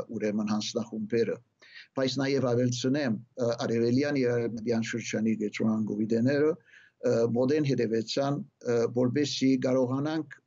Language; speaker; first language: Armenian; early bilingual, heritage; Armenian